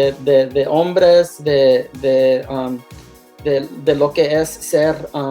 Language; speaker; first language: Spanish; early bilingual, heritage; Spanish